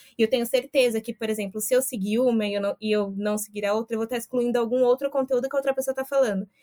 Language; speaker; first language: Portuguese; native; Portuguese